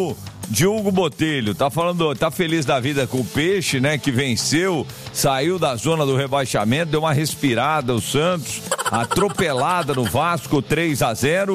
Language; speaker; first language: Portuguese; native; Portuguese